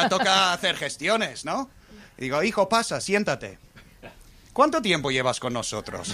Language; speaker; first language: Spanish; non-native, fluent; English